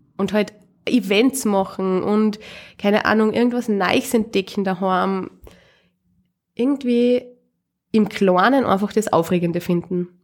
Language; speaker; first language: German; native; German